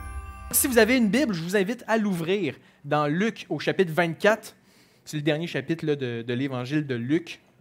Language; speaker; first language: French; native; French